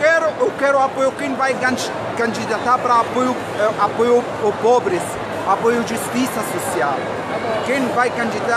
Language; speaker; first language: Portuguese; non-native, learner; Arabic